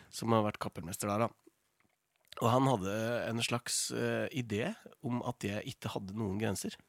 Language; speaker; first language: Norwegian; native; Norwegian